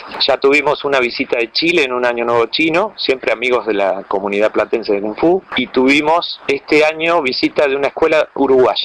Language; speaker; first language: Spanish; native; Spanish